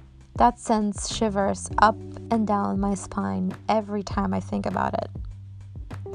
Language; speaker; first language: English; non-native, fluent; Polish